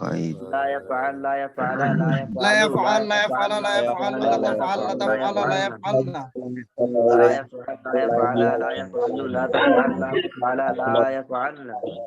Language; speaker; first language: Arabic; non-native, learner; Bangla